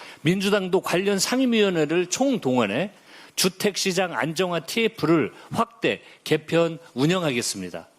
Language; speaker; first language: Korean; native; Korean